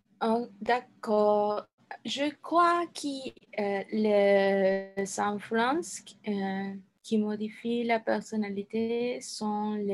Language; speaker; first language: French; non-native, learner; Spanish